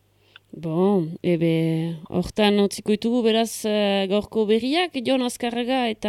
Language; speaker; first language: Basque; native; Basque